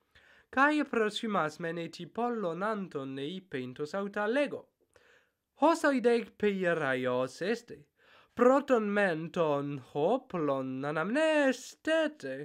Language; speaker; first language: Greek; non-native, fluent; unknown